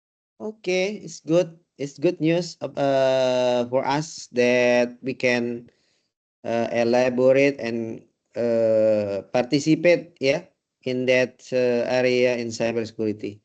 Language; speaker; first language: English; non-native, learner; Indonesian